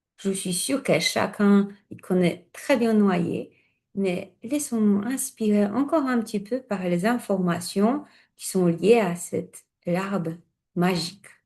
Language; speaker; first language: French; non-native, fluent; Polish